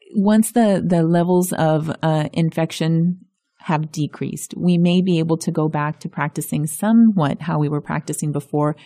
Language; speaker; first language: English; early bilingual, other home language; Spanish